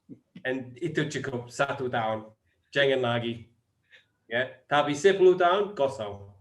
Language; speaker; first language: Indonesian; non-native, learner; English